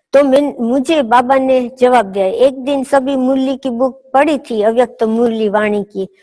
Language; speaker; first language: Hindi; non-native, fluent; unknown